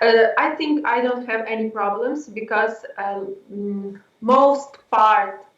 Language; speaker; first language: English; non-native, learner; Ukrainian